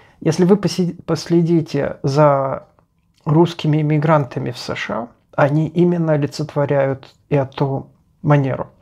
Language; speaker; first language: Russian; native; Russian